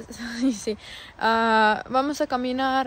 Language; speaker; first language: Spanish; non-native, learner; Finnish